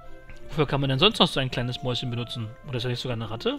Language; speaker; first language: German; native; German